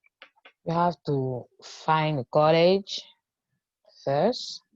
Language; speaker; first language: English; non-native, learner; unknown